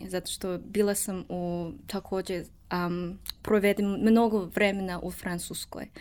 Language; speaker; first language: Serbian; non-native, learner; English